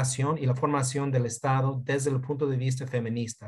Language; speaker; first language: Spanish; non-native, fluent; English